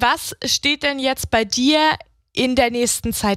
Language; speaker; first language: German; native; German